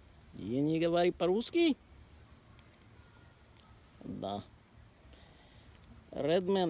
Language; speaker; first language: Russian; non-native, learner; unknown